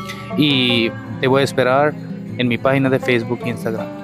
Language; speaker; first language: Spanish; non-native, learner; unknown